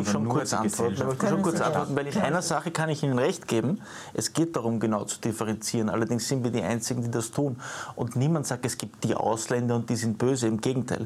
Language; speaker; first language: German; native; German